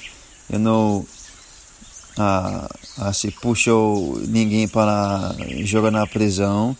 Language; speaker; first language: Portuguese; non-native, learner; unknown